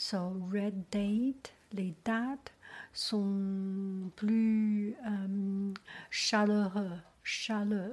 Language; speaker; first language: French; non-native, learner; Chinese